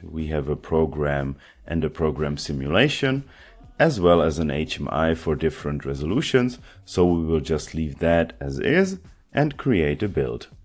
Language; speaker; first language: English; non-native, fluent; German